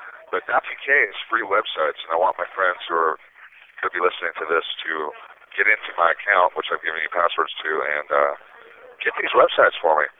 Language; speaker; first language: English; native; English